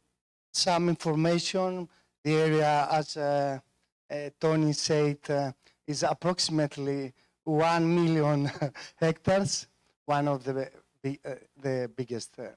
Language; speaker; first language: English; non-native, fluent; Greek